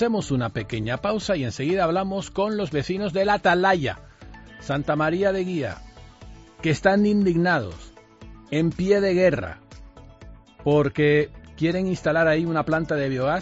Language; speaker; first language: Spanish; native; Spanish